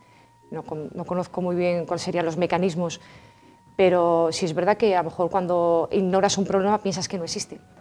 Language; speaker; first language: Spanish; native; Spanish